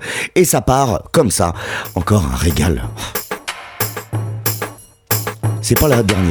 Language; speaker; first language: French; native; French